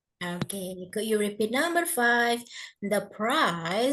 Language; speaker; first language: English; non-native, fluent; Indonesian